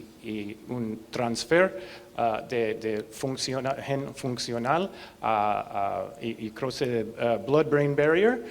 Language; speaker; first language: Spanish; non-native, learner; English